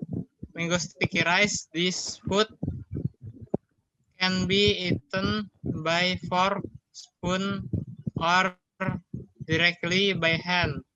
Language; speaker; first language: English; non-native, learner; Indonesian